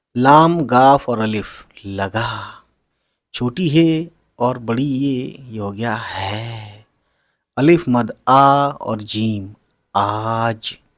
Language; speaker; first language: Hindi; native; Hindi